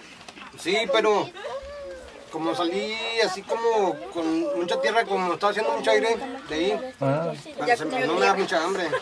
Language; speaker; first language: Spanish; native; Spanish